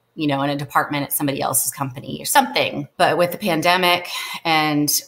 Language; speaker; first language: English; native; English